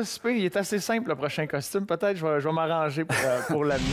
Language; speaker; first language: French; native; French